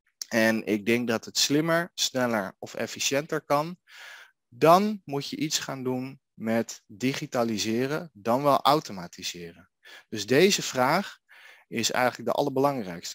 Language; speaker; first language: Dutch; native; Dutch